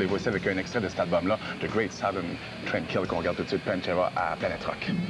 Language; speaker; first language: French; native; French